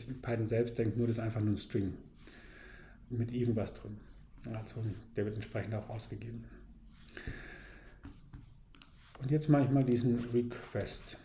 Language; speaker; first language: German; native; German